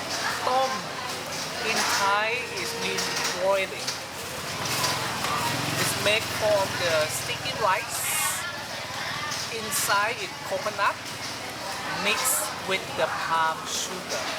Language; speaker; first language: English; non-native, learner; Thai